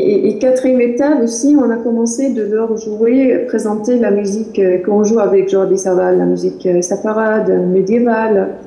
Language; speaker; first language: French; non-native, fluent; Arabic